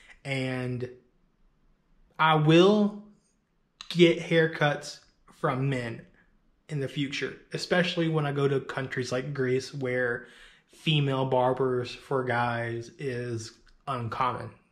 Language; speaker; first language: English; native; English